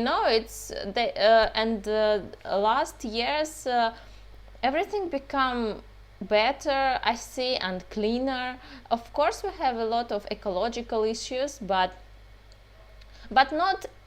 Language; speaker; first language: English; non-native, fluent; Russian